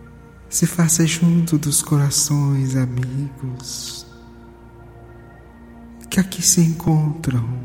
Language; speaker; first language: Portuguese; native; Portuguese